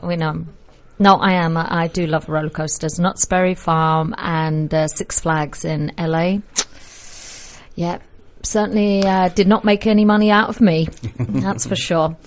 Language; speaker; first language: English; native; English